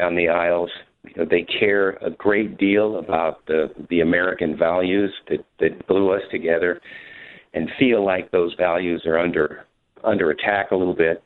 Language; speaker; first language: English; native; English